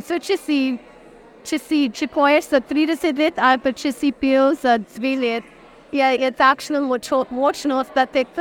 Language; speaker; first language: Slovenian; early bilingual, heritage; Slovenian